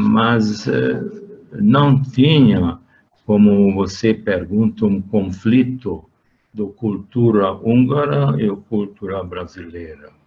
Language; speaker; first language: Portuguese; non-native, fluent; Hungarian